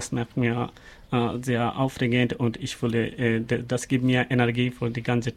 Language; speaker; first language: German; non-native, learner; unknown